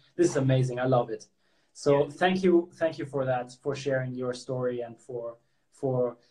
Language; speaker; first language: English; non-native, local second language; German